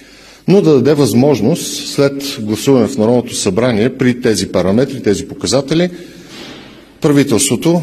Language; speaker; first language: Bulgarian; native; Bulgarian